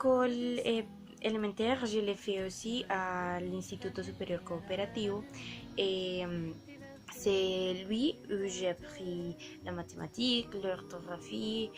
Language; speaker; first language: French; non-native, learner; Spanish